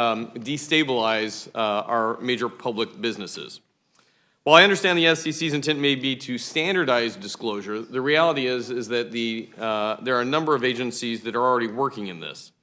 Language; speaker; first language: English; native; English